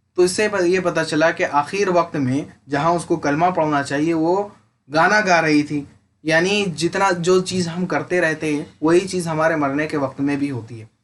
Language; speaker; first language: Urdu; native; Urdu